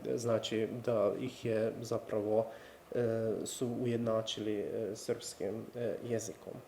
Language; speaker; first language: Bosnian; non-native, fluent; Hungarian